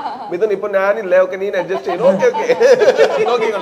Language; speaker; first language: Malayalam; non-native, learner; Kannada